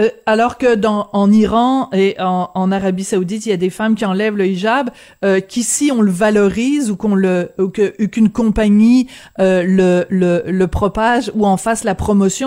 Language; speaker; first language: French; native; French